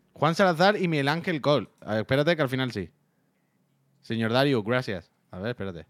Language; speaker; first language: Spanish; native; Spanish